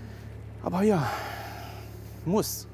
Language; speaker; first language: German; non-native, learner; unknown